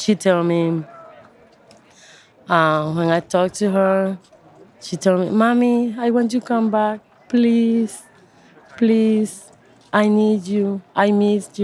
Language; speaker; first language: English; non-native, learner; Spanish